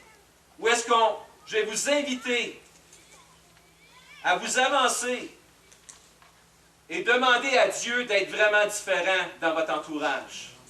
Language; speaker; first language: French; native; French